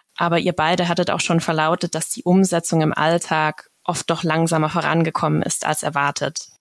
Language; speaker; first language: German; native; German